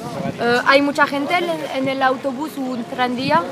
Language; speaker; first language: Spanish; non-native, learner; French